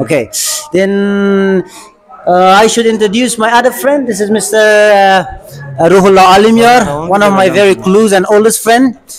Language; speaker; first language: English; non-native, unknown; Persian